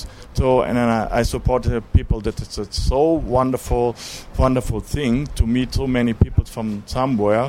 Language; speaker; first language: English; non-native, learner; German